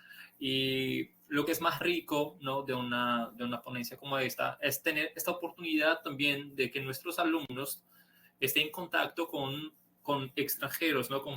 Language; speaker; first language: Spanish; non-native, fluent; Portuguese